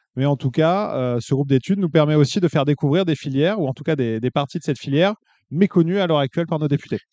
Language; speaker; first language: French; native; French